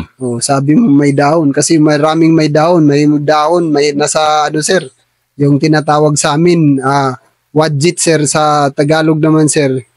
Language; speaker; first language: Filipino; non-native, local second language; Tausug